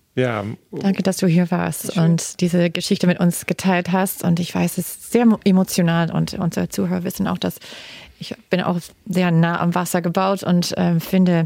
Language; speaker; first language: German; non-native, fluent; English